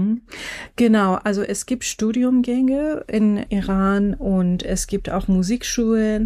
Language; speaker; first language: German; non-native, fluent; Persian